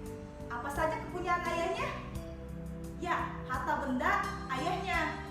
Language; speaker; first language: Indonesian; native; Indonesian